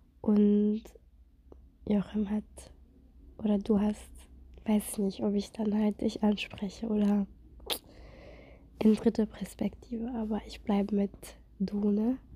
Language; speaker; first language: German; non-native, fluent; Russian